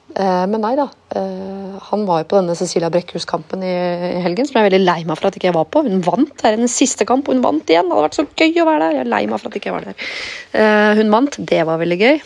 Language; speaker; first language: Norwegian; native; Norwegian